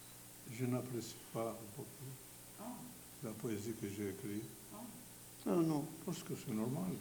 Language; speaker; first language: French; non-native, fluent; Albanian